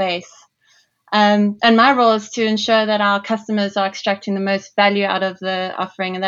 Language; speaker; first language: English; native; English